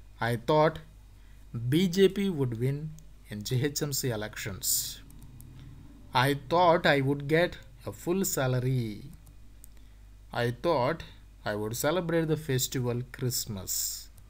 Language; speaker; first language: English; non-native, local second language; Telugu